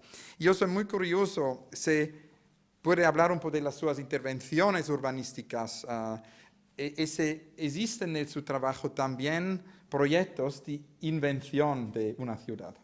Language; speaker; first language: Spanish; non-native, learner; Italian